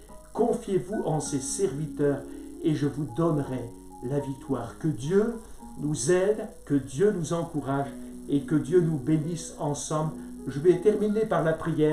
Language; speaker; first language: French; native; French